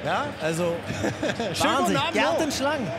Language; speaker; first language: German; native; German